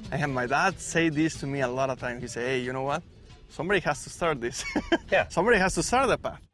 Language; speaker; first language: English; non-native, fluent; Spanish